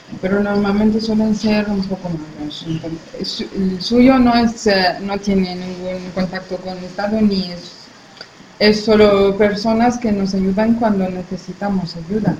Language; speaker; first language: Spanish; non-native, fluent; Arabic